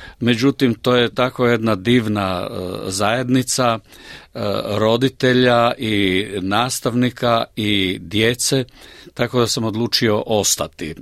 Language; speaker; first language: Croatian; native; Croatian